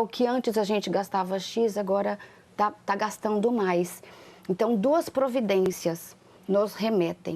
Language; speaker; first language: Portuguese; native; Portuguese